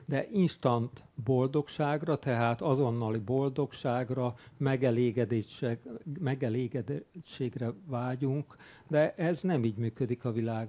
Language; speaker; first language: Hungarian; native; Hungarian